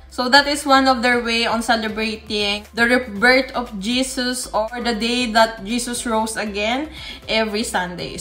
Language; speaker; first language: English; non-native, local second language; Filipino